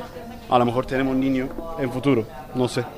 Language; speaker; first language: Spanish; non-native, learner; Turkish